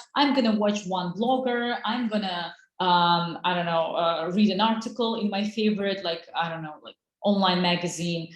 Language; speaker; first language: English; non-native, fluent; Azerbaijani